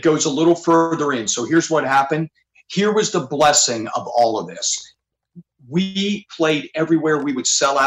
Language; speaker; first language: English; native; English